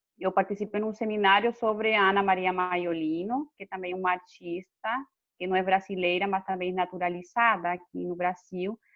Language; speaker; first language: Portuguese; non-native, fluent; Spanish